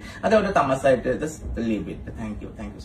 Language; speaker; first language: Malayalam; non-native, fluent; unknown